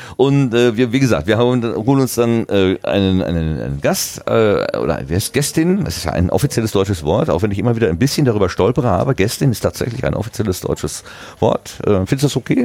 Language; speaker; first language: German; native; German